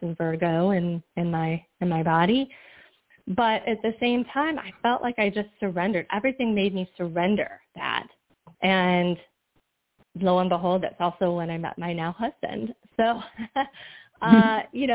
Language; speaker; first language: English; native; English